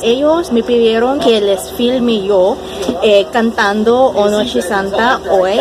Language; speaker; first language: Spanish; non-native, fluent; English